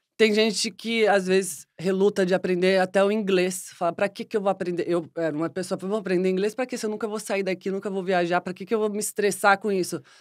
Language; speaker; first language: Portuguese; native; Portuguese